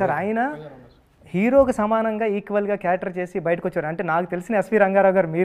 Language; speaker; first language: Telugu; native; Telugu